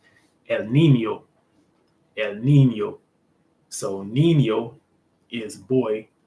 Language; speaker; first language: Spanish; non-native, learner; English